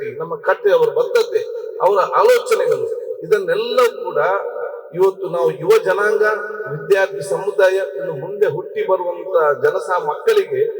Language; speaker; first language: Kannada; non-native, local second language; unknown